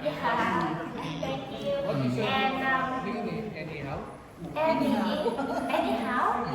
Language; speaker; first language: English; non-native, learner; Vietnamese